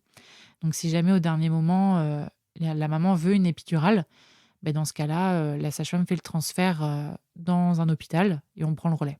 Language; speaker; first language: French; native; French